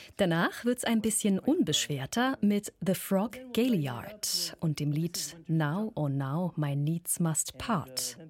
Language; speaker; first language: German; native; German